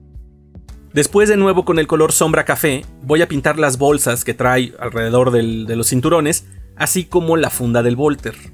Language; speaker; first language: Spanish; native; Spanish